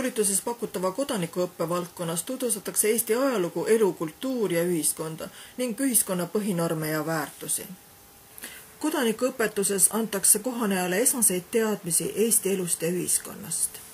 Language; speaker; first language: Estonian; native; Estonian